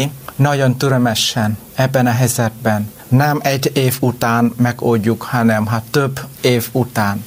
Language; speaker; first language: Hungarian; non-native, learner; Vietnamese